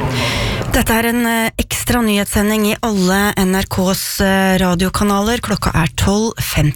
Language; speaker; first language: Norwegian; native; Norwegian